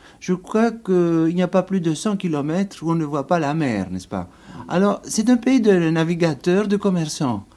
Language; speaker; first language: French; non-native, fluent; Greek